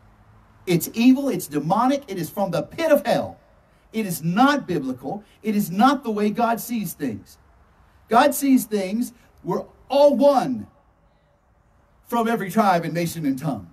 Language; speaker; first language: English; native; English